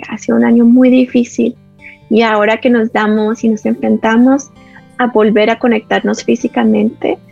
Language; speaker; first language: Spanish; native; Spanish